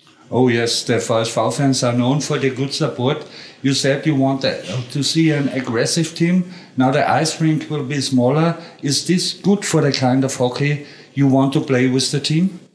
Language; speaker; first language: English; non-native, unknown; German